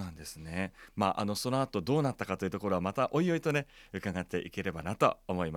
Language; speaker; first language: Japanese; native; Japanese